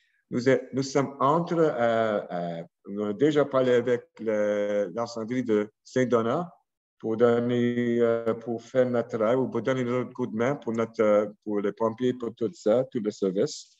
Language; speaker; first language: French; non-native, local second language; English